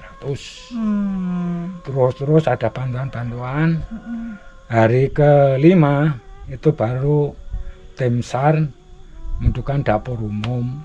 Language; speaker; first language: Indonesian; non-native, local second language; Javanese